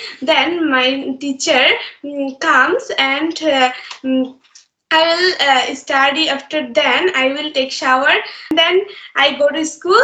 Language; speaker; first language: English; non-native, learner; Bangla